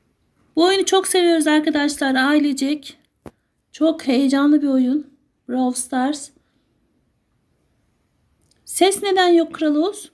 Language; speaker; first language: Turkish; native; Turkish